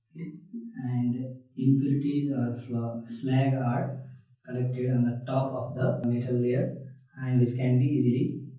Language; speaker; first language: English; non-native, local second language; Nepali